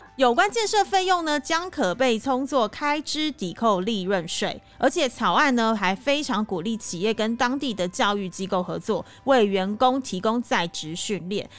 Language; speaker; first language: Chinese; native; Chinese